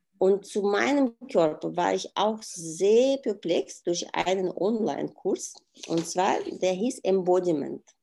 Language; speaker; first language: German; non-native, fluent; Russian